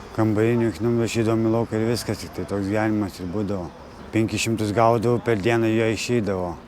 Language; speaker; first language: Lithuanian; native; Lithuanian